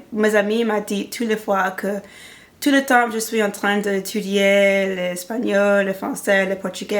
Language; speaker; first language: French; non-native, learner; English